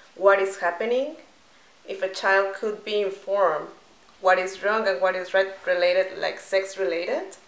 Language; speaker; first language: English; non-native, fluent; Spanish